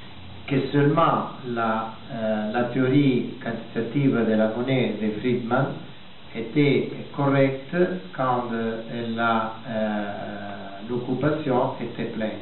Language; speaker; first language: French; non-native, fluent; Italian